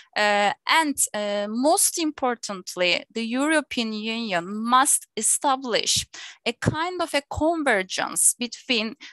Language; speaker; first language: English; non-native, fluent; Turkish